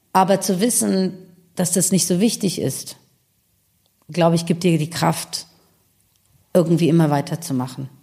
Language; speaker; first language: German; early bilingual, other home language; Persian